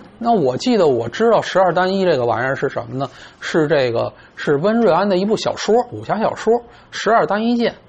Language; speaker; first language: Chinese; native; Chinese